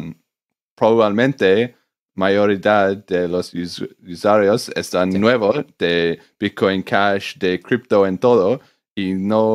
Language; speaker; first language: Spanish; non-native, learner; English